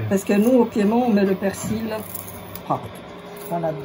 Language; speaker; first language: French; non-native, fluent; Italian